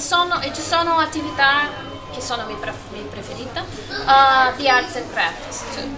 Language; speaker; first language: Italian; non-native, learner; Spanish